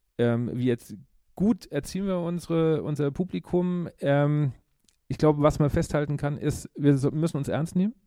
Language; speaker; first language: German; native; German